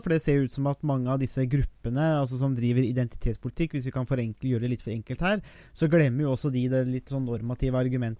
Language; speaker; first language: Norwegian; native; Norwegian